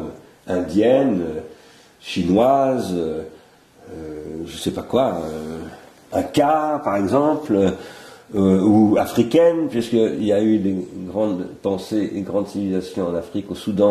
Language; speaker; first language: French; native; French